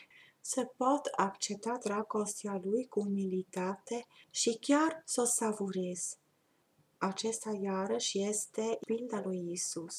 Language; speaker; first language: Romanian; non-native, fluent; German